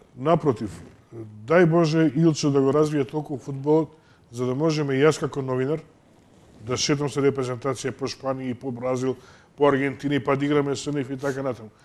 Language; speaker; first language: Macedonian; native; Macedonian